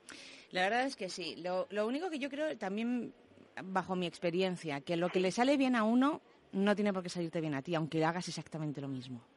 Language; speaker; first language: Spanish; native; Spanish